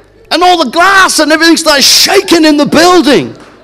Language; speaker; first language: English; native; English